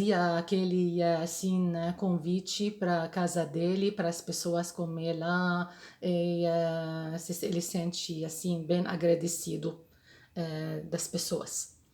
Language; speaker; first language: Portuguese; non-native, fluent; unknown